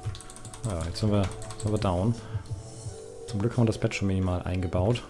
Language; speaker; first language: German; native; German